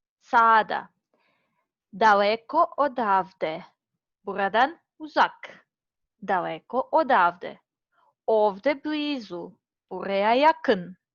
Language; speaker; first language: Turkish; non-native, learner; Serbian